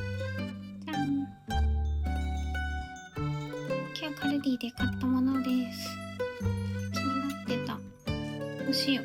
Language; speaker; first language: Japanese; native; Japanese